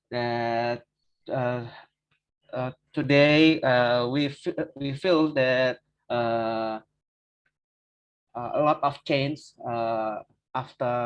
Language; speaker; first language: English; non-native, learner; Indonesian